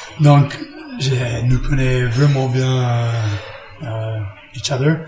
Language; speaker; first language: French; non-native, learner; English